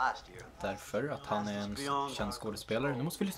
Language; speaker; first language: Swedish; native; Swedish